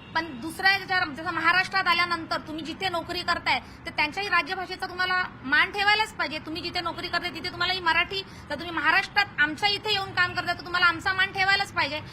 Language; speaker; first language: Marathi; native; Marathi